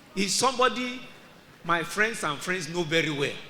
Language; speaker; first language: English; non-native, local second language; Yoruba